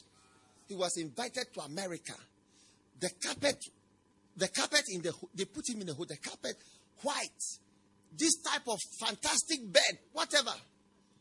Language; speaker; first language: English; non-native, local second language; Akan